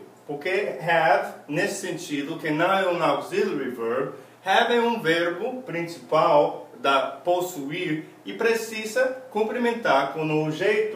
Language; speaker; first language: Portuguese; non-native, fluent; English